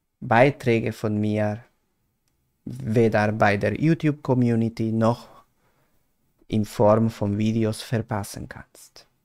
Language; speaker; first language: German; non-native, fluent; Spanish